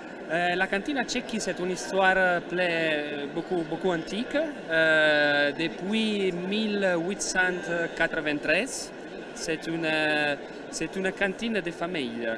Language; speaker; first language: French; non-native, learner; Italian